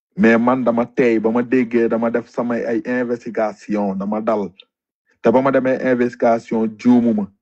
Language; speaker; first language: Wolof; non-native, local second language; Fula